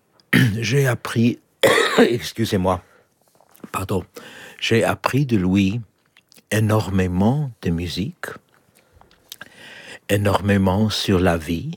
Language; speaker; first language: French; non-native, fluent; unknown